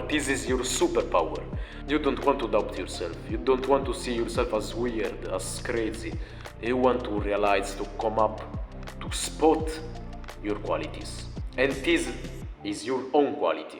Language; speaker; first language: English; non-native, fluent; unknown